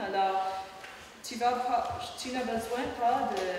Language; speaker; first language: French; non-native, learner; English